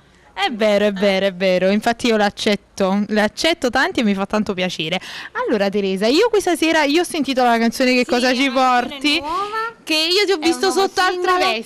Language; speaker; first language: Italian; native; Italian